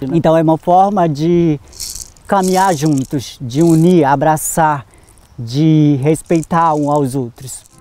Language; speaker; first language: Portuguese; non-native, local second language; Ticuna